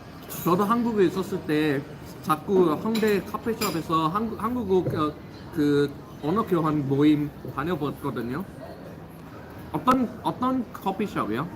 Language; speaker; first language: Korean; non-native, fluent; English